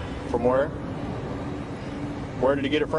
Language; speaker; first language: English; native; English